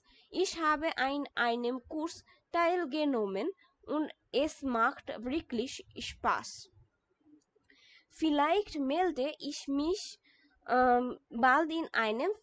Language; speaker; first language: German; non-native, learner; Bangla